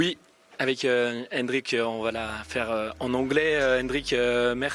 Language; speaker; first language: French; native; French